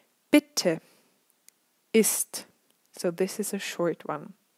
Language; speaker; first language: English; non-native, fluent; German